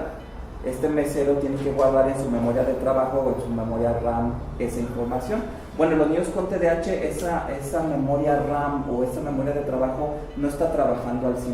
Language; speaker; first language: Spanish; native; Spanish